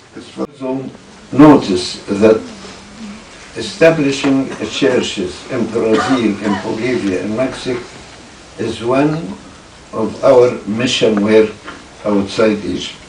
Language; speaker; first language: English; non-native, fluent; Arabic